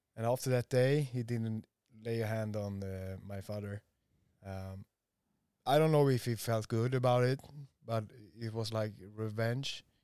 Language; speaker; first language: English; non-native, fluent; Swedish